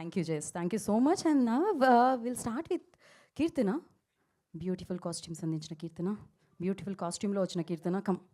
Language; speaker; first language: Telugu; native; Telugu